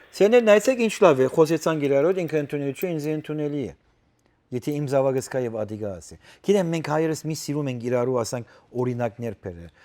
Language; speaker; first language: Armenian; early bilingual, heritage; Armenian